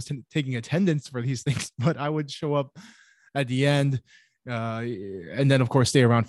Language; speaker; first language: English; native; English